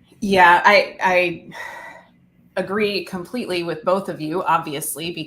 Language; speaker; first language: English; native; English